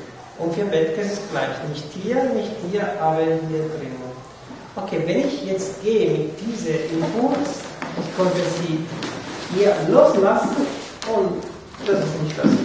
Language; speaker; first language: German; non-native, fluent; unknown